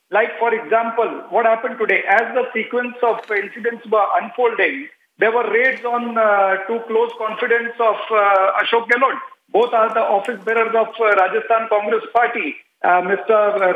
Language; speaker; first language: English; non-native, local second language; Hindi